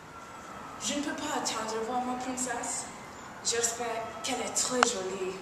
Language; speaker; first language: French; non-native, learner; English